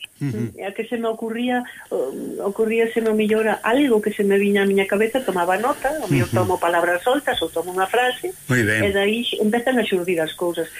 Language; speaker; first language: Galician; native; Galician